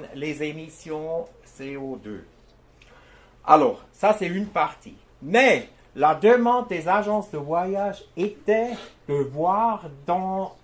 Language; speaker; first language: French; non-native, fluent; German